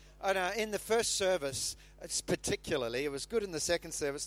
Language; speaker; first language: English; native; English